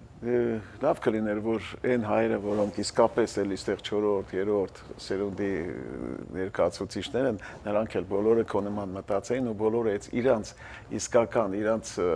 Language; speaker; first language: Armenian; native; Armenian